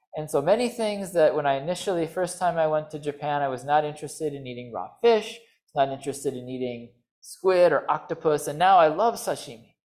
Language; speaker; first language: English; native; English